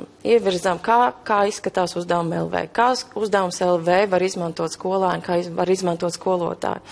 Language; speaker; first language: Latvian; native; Latvian